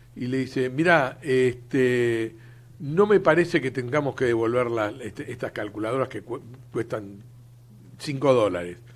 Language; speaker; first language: Spanish; native; Spanish